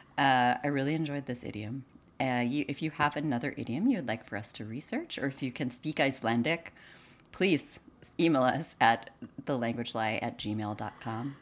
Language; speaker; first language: English; native; English